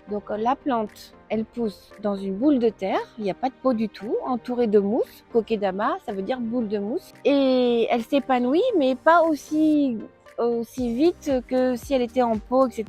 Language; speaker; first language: French; native; French